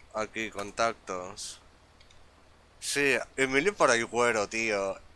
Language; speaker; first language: Spanish; non-native, local second language; Catalan